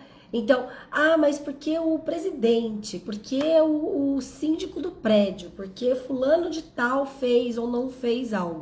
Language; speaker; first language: Portuguese; native; Portuguese